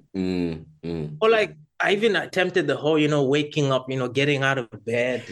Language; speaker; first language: English; non-native, local second language; Kinyarwanda